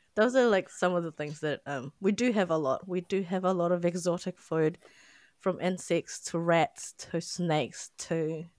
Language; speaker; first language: English; non-native, local second language; Filipino